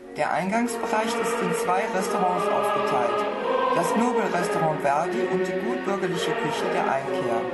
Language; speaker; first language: German; native; German